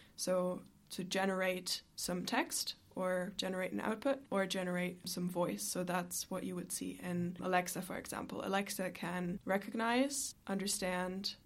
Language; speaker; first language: English; non-native, fluent; German